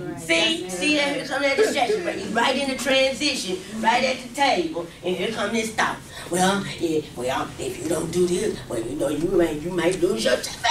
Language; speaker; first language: English; native; English